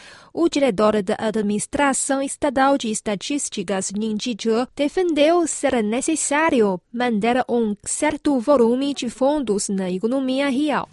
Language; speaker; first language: Portuguese; non-native, fluent; Chinese